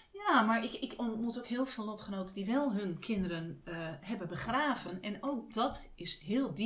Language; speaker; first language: Dutch; native; Dutch